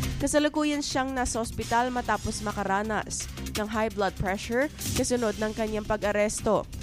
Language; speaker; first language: Filipino; native; Filipino